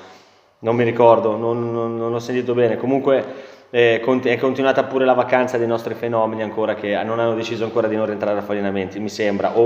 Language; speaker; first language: Italian; native; Italian